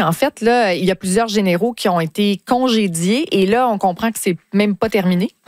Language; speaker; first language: French; native; French